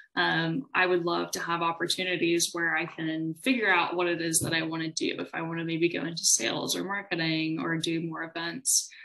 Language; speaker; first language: English; native; English